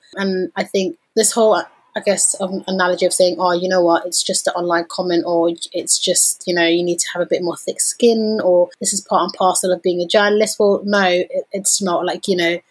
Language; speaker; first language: English; early bilingual, other home language; Danish